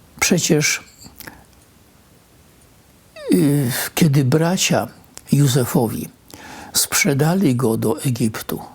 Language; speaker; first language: Polish; native; Polish